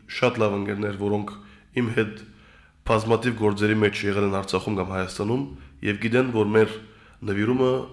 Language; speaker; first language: Armenian; early bilingual, heritage; Armenian